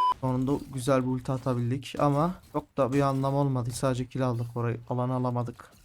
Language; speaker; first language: Turkish; native; Turkish